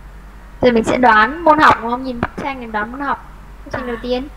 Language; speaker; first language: Vietnamese; native; Vietnamese